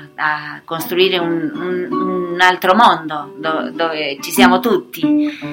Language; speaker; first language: Italian; non-native, fluent; Spanish